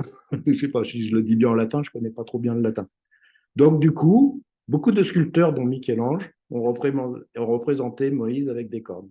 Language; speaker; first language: French; native; French